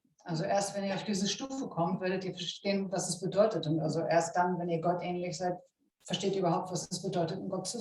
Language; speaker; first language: German; native; German